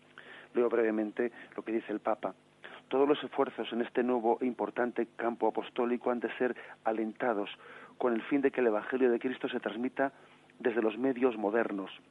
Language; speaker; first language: Spanish; native; Spanish